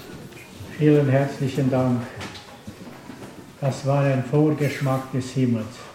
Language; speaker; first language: German; non-native, learner; Romanian